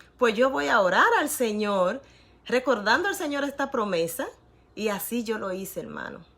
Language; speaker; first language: Spanish; native; Spanish